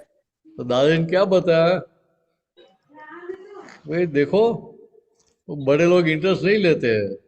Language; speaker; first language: Hindi; non-native, local second language; Gujarati